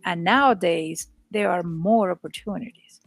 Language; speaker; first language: English; non-native, fluent; Spanish